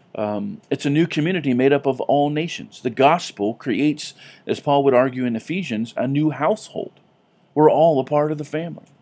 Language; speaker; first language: English; native; English